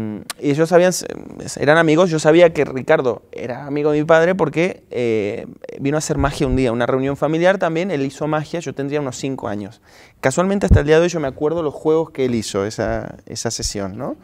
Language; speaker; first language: Spanish; native; Spanish